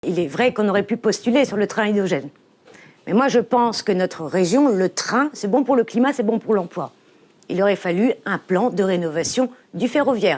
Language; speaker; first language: French; native; French